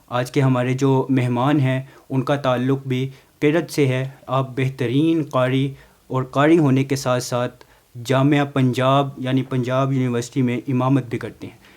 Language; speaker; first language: Urdu; non-native, local second language; Punjabi